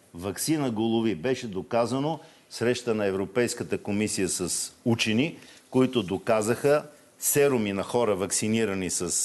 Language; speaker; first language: Bulgarian; native; Bulgarian